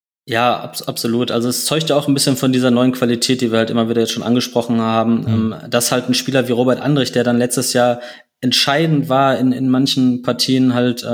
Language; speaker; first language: German; native; German